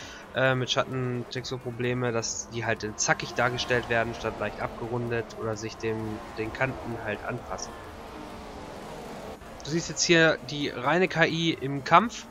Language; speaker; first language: German; native; German